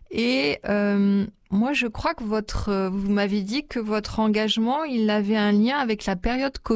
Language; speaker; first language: French; native; French